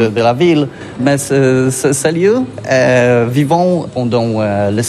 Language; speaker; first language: French; non-native, learner; Polish